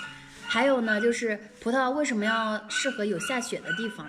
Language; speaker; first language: Chinese; native; Chinese